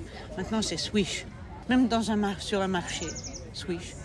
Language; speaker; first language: French; non-native, fluent; German